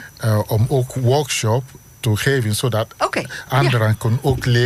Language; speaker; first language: Dutch; non-native, learner; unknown